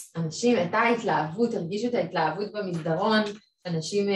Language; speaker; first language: Hebrew; non-native, fluent; French